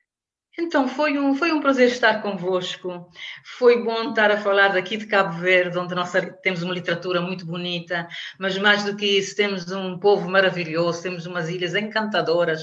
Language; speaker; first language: Portuguese; non-native, local second language; Kabuverdianu